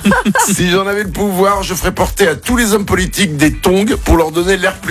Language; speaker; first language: French; native; French